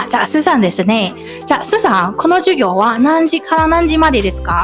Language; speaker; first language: Japanese; non-native, learner; Burmese